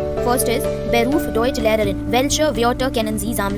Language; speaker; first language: German; non-native, fluent; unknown